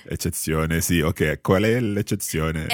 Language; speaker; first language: Italian; non-native, fluent; English